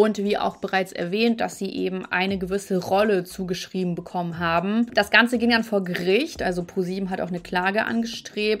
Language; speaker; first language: German; native; German